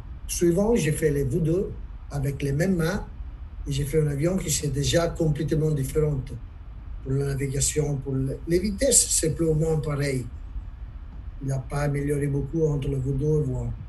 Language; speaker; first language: French; non-native, learner; Italian